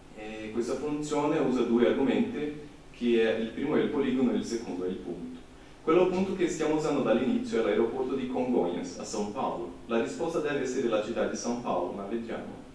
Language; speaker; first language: Italian; non-native, fluent; Portuguese